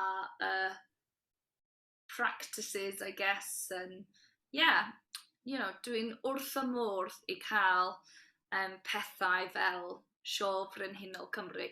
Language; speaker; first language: Welsh; non-native, local second language; English